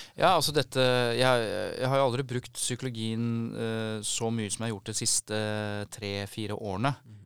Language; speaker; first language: Norwegian; native; Norwegian